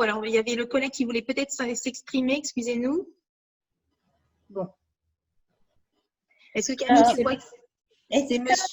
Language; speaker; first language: French; native; French